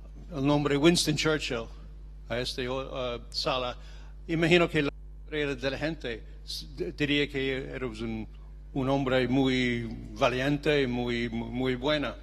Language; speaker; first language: Spanish; non-native, learner; English